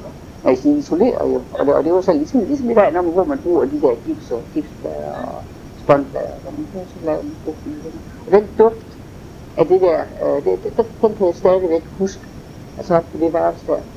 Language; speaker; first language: Danish; native; Danish